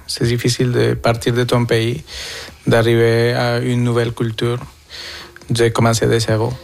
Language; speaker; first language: French; non-native, fluent; Spanish